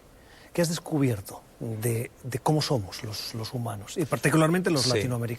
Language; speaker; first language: Spanish; native; Spanish